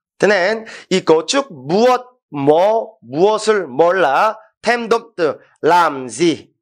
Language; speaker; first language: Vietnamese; non-native, fluent; Korean